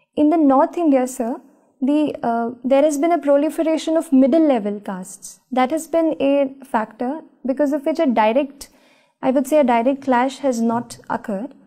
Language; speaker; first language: English; non-native, local second language; Marathi